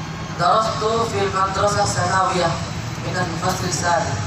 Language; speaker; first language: Arabic; non-native, learner; Indonesian